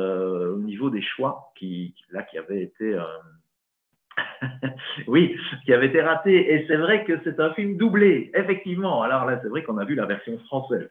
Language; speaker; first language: French; native; French